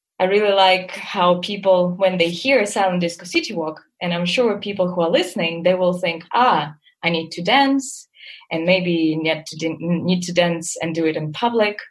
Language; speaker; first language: English; non-native, fluent; Russian